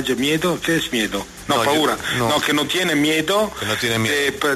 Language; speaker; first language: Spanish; non-native, learner; Italian